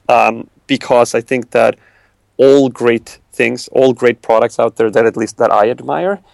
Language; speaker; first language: English; non-native, fluent; Swedish